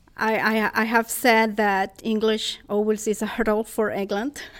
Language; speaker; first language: English; non-native, fluent; Spanish